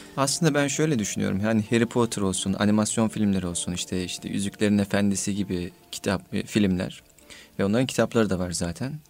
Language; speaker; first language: Turkish; native; Turkish